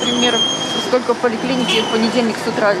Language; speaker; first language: Russian; native; Russian